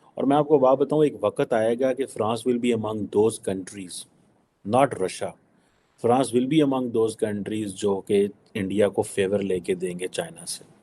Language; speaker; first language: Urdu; native; Urdu